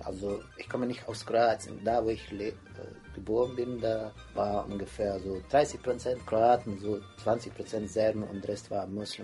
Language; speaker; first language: German; non-native, fluent; Croatian